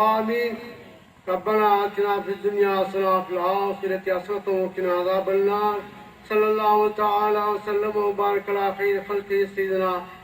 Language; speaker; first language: Arabic; non-native, fluent; Tamil